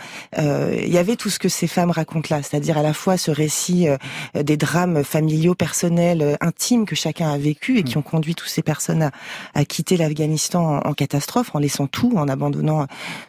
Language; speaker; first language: French; native; French